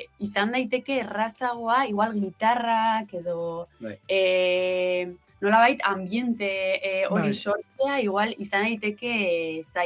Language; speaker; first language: Basque; non-native, local second language; Spanish